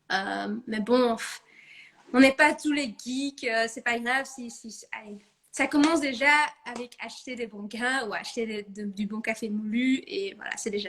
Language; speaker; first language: French; non-native, fluent; Dutch